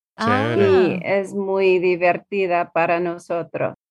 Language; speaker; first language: Spanish; non-native, learner; English